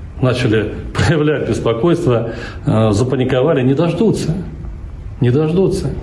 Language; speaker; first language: Russian; native; Russian